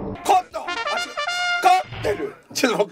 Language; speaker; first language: Japanese; native; Japanese